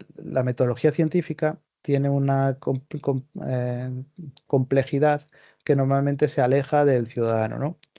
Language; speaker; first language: Spanish; native; Spanish